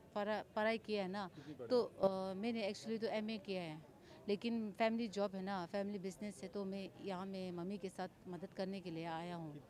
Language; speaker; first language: Hindi; non-native, local second language; Tibetan